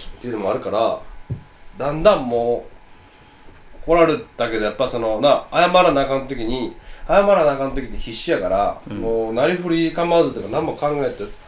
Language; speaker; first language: Japanese; native; Japanese